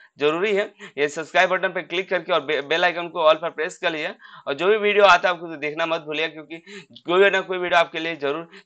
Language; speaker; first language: Hindi; native; Hindi